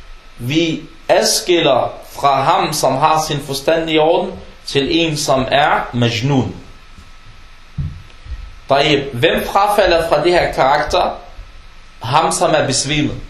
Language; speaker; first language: Danish; non-native, fluent; Arabic